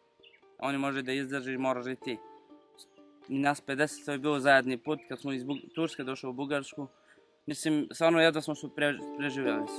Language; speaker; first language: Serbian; non-native, fluent; Kurdish